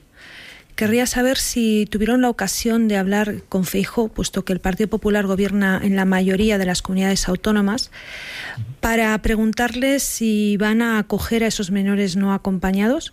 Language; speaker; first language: Spanish; native; Spanish